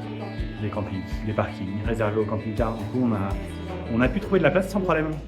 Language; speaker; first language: French; native; French